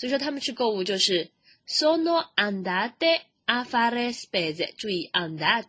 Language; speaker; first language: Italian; non-native, fluent; Chinese